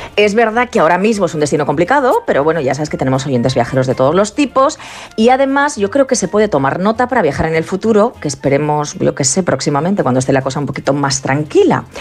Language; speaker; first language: Spanish; native; Spanish